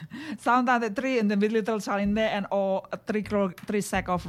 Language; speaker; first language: English; non-native, fluent; Indonesian